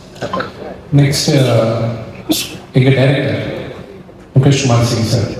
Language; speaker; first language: Tamil; non-native, local second language; Telugu